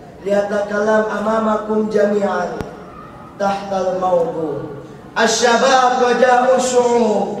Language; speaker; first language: Arabic; non-native, learner; Indonesian